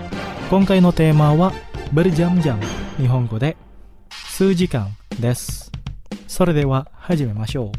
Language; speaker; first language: Japanese; non-native, fluent; Indonesian